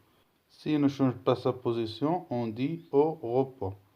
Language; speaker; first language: French; non-native, local second language; Arabic